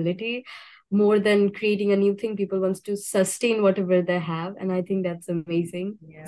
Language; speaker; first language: English; non-native, local second language; Bangla